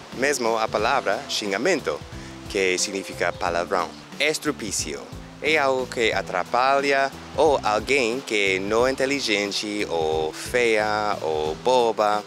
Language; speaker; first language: Portuguese; non-native, fluent; English